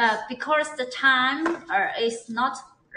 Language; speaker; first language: English; non-native, learner; Chinese